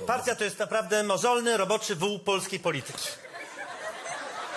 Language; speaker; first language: Polish; native; Polish